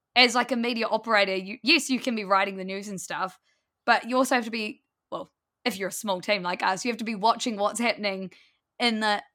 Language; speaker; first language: English; native; English